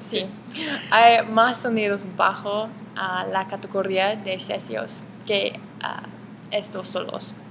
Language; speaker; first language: Spanish; non-native, learner; English